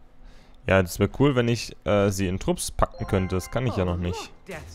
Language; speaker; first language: German; native; German